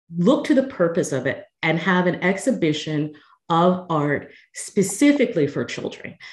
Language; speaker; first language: English; native; English